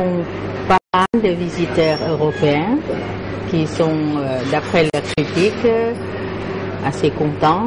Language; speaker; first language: French; non-native, fluent; Lao